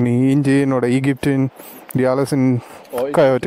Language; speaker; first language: German; non-native, learner; Telugu